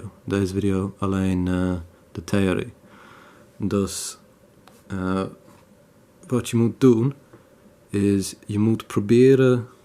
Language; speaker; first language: Dutch; non-native, fluent; English